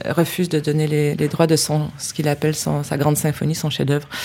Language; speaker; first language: French; native; French